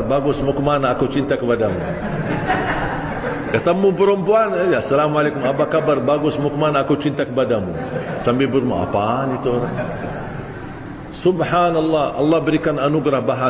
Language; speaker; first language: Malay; non-native, fluent; Arabic